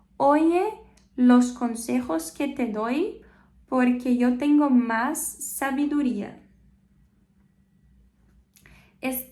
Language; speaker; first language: Spanish; non-native, fluent; Portuguese